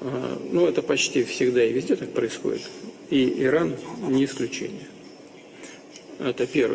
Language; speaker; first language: Russian; native; Russian